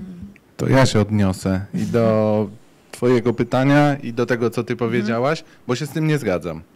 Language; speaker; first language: Polish; native; Polish